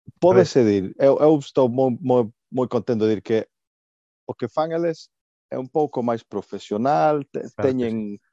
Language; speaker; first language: Galician; non-native, local second language; Spanish